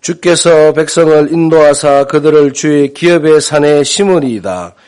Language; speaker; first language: Korean; native; Korean